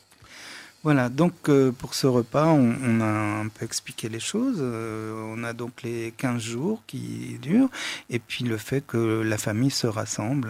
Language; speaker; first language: French; native; French